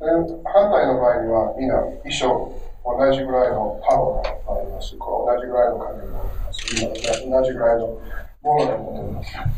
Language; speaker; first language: Japanese; non-native, learner; English